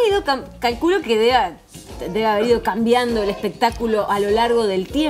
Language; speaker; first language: Spanish; native; Spanish